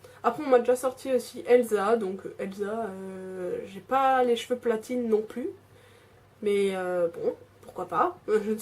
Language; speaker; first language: French; native; French